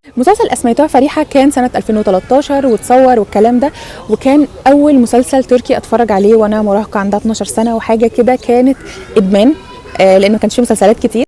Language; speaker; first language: Egyptian Arabic; native; Egyptian Arabic